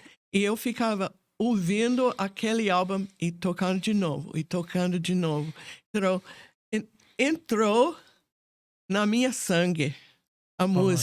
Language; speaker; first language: Portuguese; non-native, fluent; English